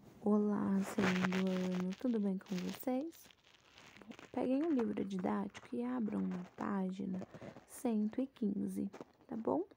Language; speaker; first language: Portuguese; native; Portuguese